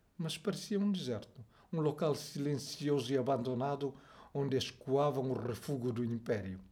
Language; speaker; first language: Portuguese; non-native, local second language; Tetum